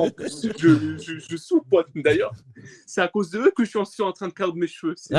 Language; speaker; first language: French; early bilingual, other home language; Persian